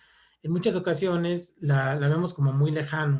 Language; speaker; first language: Spanish; native; Spanish